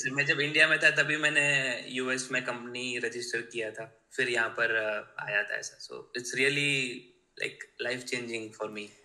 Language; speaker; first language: Hindi; non-native, local second language; Gujarati